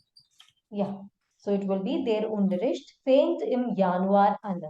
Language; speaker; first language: German; non-native, fluent; Malayalam